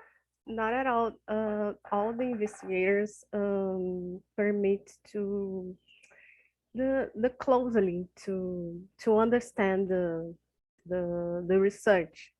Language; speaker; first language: English; non-native, learner; Portuguese